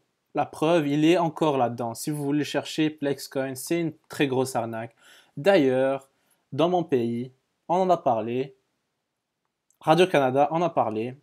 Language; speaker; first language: French; native; French